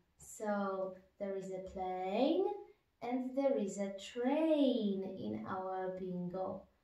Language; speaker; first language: English; non-native, fluent; Polish